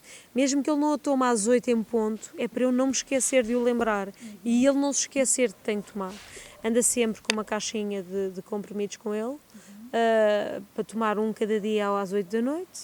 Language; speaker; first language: Portuguese; native; Portuguese